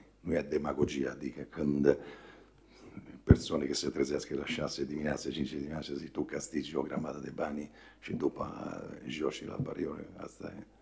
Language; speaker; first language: Romanian; non-native, fluent; Italian